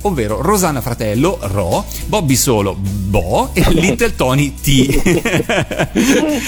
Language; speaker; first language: Italian; native; Italian